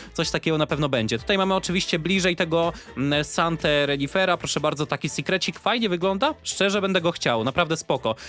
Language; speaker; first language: Polish; native; Polish